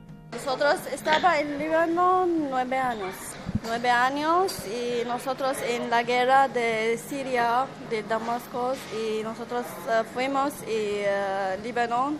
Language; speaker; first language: Spanish; non-native, learner; Arabic